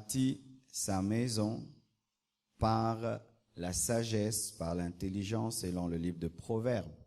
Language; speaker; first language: French; non-native, local second language; Lingala